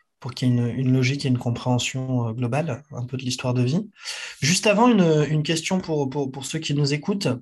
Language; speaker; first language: French; native; French